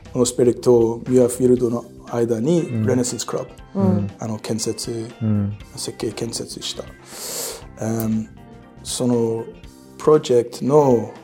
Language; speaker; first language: Japanese; non-native, learner; English